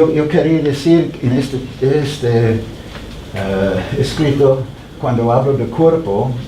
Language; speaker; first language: Spanish; non-native, fluent; English